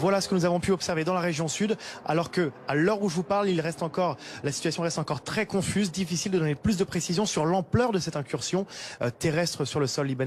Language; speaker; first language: French; native; French